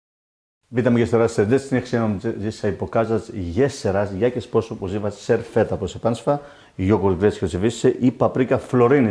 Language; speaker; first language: Polish; non-native, fluent; Greek